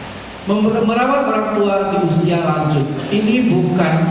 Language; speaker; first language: Indonesian; native; Indonesian